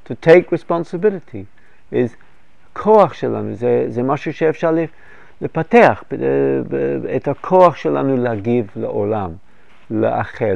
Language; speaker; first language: Hebrew; non-native, fluent; English